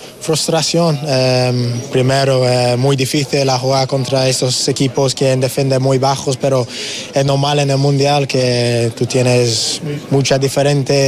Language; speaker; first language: Spanish; non-native, learner; English